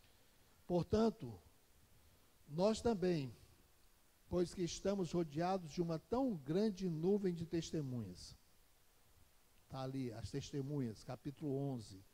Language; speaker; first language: Portuguese; native; Portuguese